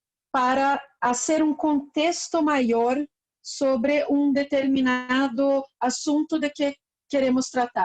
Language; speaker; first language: Spanish; non-native, learner; Portuguese